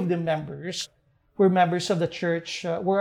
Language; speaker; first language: English; non-native, local second language; Hiligaynon